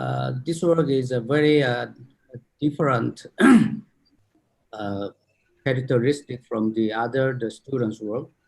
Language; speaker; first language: English; non-native, fluent; Korean